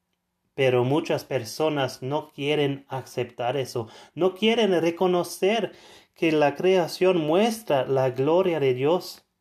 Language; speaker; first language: Spanish; non-native, fluent; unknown